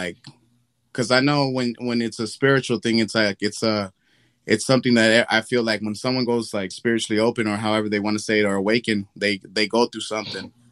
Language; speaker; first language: English; early bilingual, other home language; Spanish